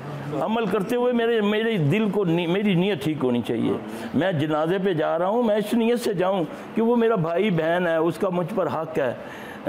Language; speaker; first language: Hindi; non-native, local second language; Punjabi